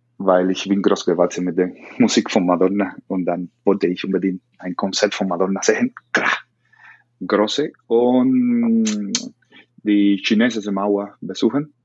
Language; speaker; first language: German; non-native, learner; Spanish